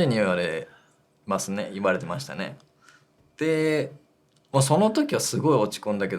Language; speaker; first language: Japanese; native; Japanese